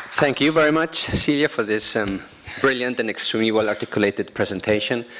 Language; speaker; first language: English; non-native, fluent; Catalan